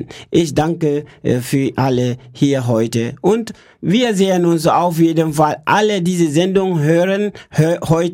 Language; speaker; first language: German; non-native, learner; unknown